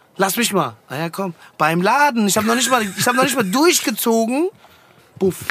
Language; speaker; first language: German; early bilingual, other home language; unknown